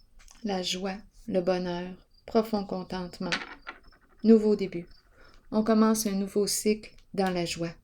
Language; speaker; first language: French; native; French